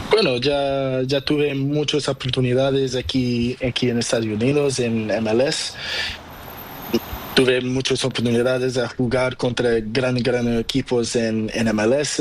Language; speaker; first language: Spanish; non-native, learner; Portuguese